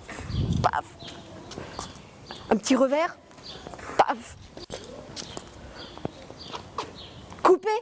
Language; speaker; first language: French; native; French